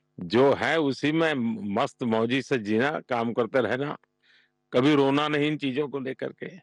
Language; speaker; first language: Hindi; non-native, local second language; Gujarati